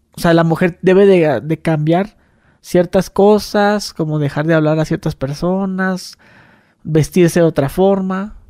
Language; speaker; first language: Spanish; native; Spanish